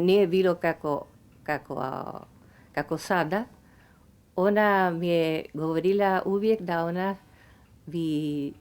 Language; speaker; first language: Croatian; early bilingual, heritage; Spanish